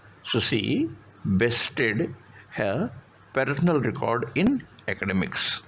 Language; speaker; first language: English; non-native, local second language; Telugu